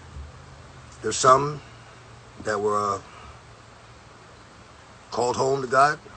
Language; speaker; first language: English; native; English